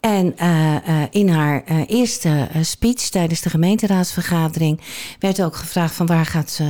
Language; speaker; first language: Dutch; native; Dutch